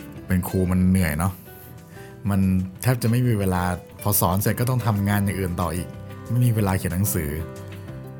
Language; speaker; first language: Thai; native; Thai